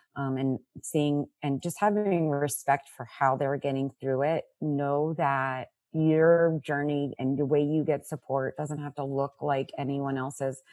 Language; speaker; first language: English; native; English